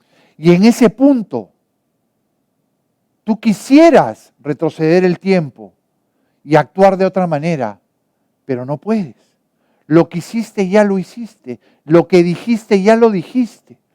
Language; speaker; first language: Spanish; native; Spanish